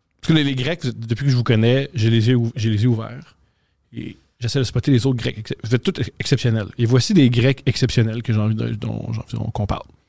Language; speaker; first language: French; native; French